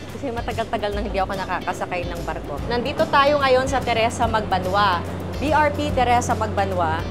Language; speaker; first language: Filipino; native; Filipino